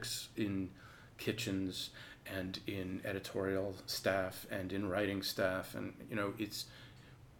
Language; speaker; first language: English; native; English